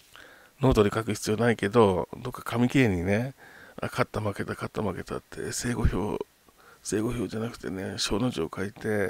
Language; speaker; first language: Japanese; native; Japanese